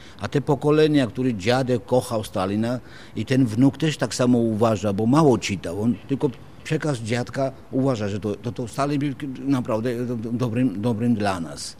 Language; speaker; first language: Polish; non-native, fluent; Georgian